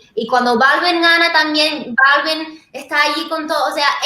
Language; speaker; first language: Spanish; early bilingual, heritage; Spanish